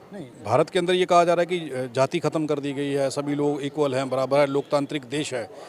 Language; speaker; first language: Hindi; native; Hindi